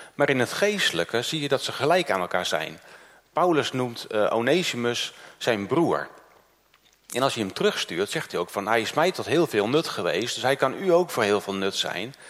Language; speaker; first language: Dutch; early bilingual, other home language; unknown